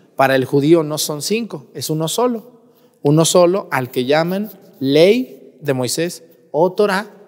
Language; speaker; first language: Spanish; native; Spanish